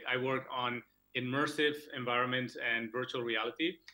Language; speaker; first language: English; non-native, fluent; Catalan